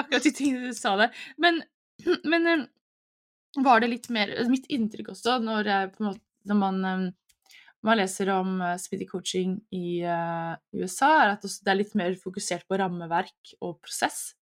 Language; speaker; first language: Norwegian; native; Norwegian